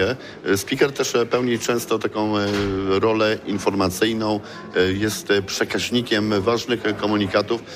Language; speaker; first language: Polish; native; Polish